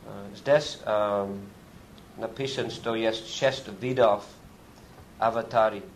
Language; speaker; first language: Russian; non-native, learner; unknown